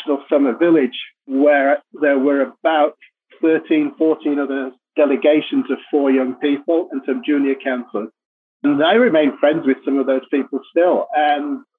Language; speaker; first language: English; native; English